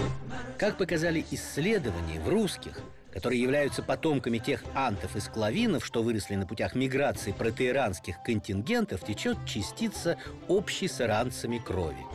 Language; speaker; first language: Russian; native; Russian